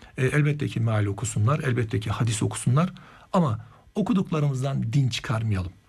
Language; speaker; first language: Turkish; native; Turkish